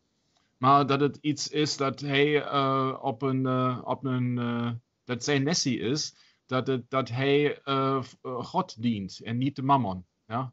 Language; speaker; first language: Dutch; non-native, learner; German